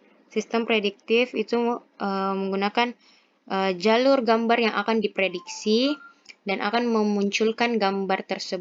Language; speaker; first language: Indonesian; native; Indonesian